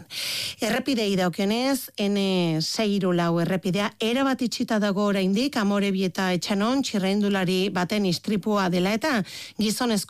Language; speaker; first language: Basque; native; Basque